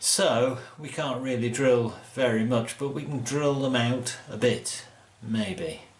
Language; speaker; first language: English; native; English